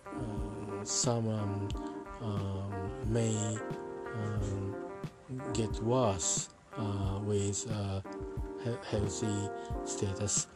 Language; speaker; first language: English; non-native, learner; Japanese